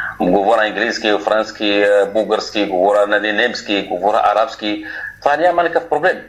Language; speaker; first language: Bulgarian; non-native, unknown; Arabic